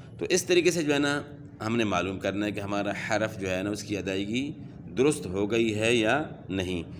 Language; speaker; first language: Urdu; native; Urdu